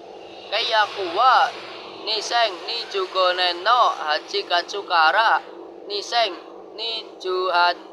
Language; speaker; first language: Japanese; non-native, learner; Indonesian